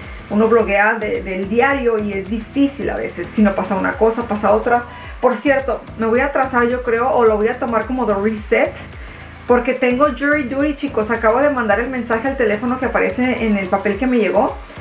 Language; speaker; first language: Spanish; native; Spanish